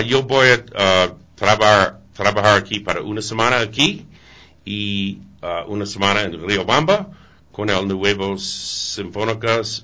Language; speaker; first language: Spanish; non-native, learner; English